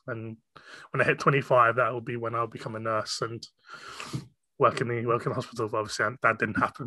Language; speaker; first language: English; non-native, local second language; Cantonese